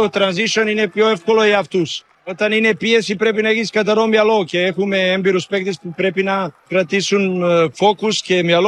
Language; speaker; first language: Greek; non-native, learner; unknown